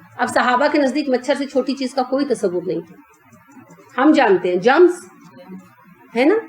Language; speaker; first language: Urdu; native; Urdu